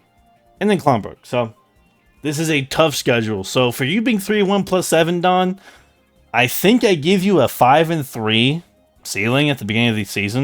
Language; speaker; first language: English; native; English